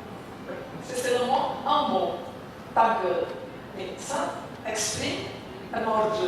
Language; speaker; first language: French; non-native, fluent; Indonesian